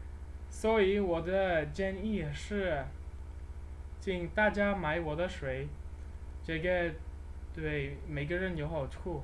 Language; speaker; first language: Chinese; non-native, learner; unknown